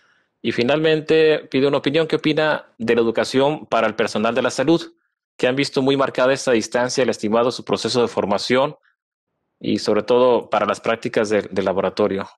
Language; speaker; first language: Spanish; native; Spanish